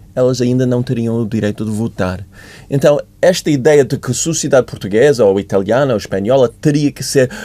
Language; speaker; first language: Portuguese; non-native, fluent; English